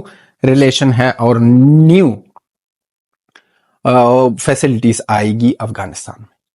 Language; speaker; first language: Hindi; non-native, fluent; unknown